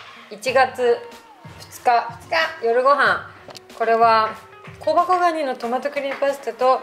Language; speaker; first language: Japanese; native; Japanese